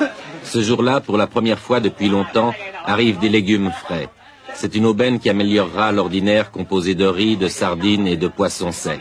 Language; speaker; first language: French; native; French